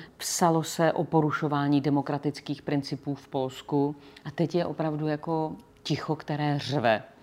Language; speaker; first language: Czech; native; Czech